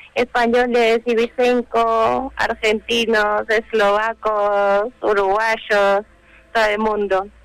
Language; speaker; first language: Spanish; non-native, fluent; Slovak